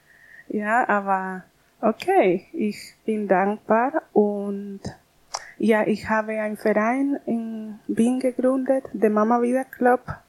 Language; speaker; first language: German; non-native, learner; Spanish